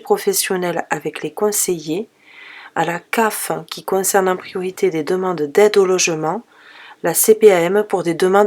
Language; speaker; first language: French; native; French